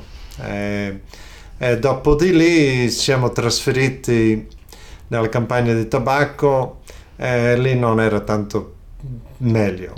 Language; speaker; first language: Italian; early bilingual, other home language; Friulian